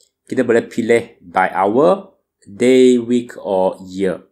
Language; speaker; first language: English; non-native, local second language; Chinese